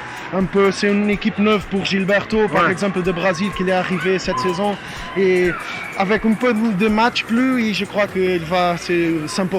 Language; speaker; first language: French; non-native, learner; Portuguese